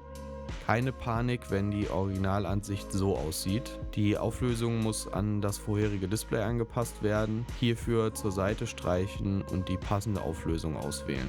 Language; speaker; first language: German; native; German